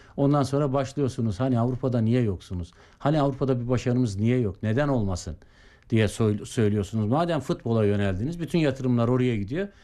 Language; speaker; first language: Turkish; native; Turkish